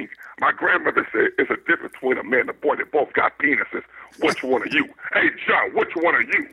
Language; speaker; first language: English; native; English